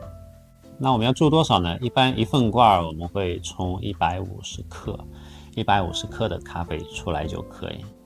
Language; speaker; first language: Chinese; native; Chinese